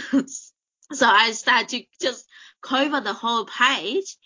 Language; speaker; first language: English; non-native, fluent; Vietnamese